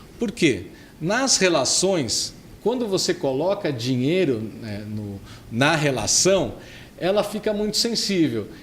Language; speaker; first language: Portuguese; native; Portuguese